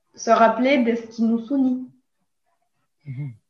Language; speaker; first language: French; non-native, fluent; Spanish